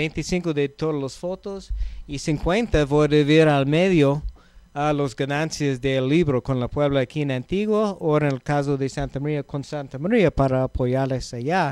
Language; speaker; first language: Spanish; non-native, learner; English